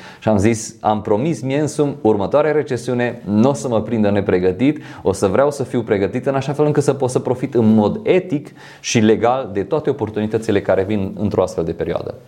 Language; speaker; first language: Romanian; non-native, fluent; French